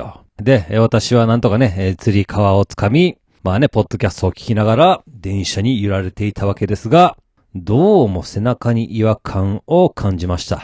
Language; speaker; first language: Japanese; native; Japanese